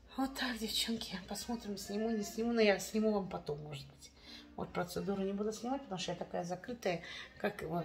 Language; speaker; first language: Russian; native; Russian